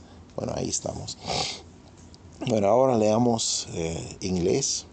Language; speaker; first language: Spanish; non-native, fluent; English